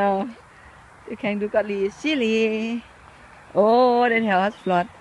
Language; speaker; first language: Danish; non-native, learner; Thai